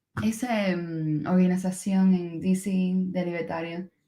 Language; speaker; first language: Spanish; non-native, learner; English